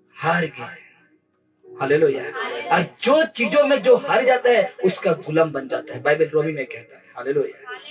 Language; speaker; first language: Hindi; non-native, local second language; Odia